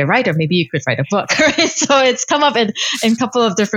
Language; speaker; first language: English; non-native, local second language; Cantonese